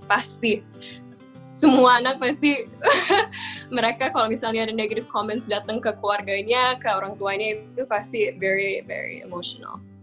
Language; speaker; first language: Indonesian; non-native, local second language; English